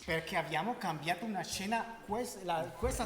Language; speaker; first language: Italian; non-native, learner; Spanish